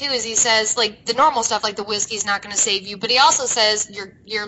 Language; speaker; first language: English; native; English